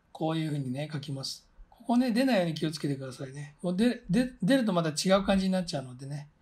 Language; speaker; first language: Japanese; native; Japanese